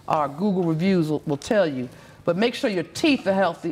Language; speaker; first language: English; native; English